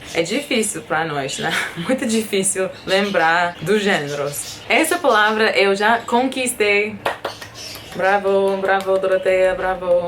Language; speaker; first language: Portuguese; non-native, fluent; English